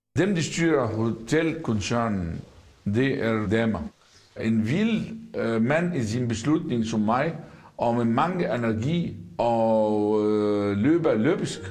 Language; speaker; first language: Danish; non-native, fluent; Arabic